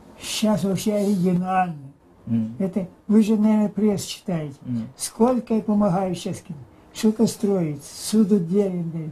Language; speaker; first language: Russian; native; Russian